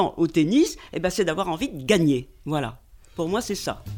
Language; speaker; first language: French; native; French